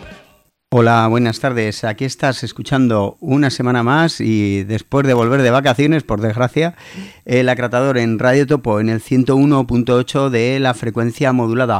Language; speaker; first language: Spanish; native; Spanish